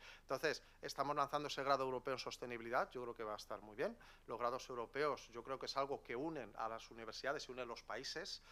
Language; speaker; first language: Spanish; native; Spanish